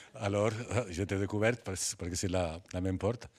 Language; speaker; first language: French; non-native, learner; Spanish